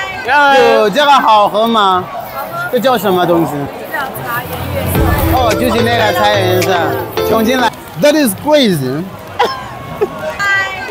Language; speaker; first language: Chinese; non-native, fluent; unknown